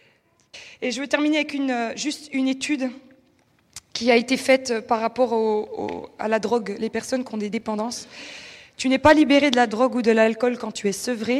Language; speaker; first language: French; native; French